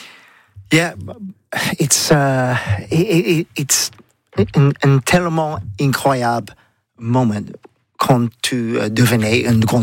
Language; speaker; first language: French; non-native, learner; English